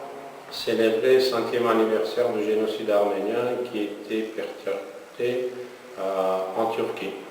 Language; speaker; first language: French; non-native, fluent; Armenian